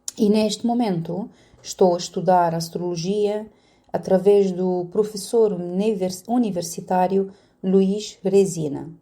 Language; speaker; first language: Portuguese; non-native, fluent; Romanian